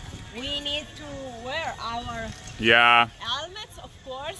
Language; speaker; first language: English; non-native, learner; Italian